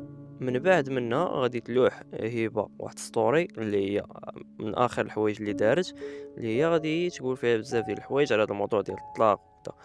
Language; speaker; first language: Arabic; native; Arabic